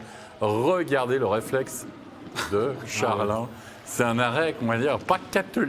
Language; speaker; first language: French; native; French